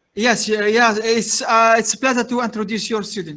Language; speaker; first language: English; non-native, learner; Arabic